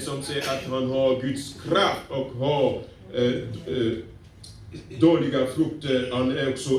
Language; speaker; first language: Swedish; non-native, fluent; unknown